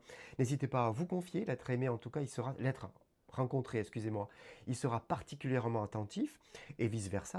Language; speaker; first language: French; native; French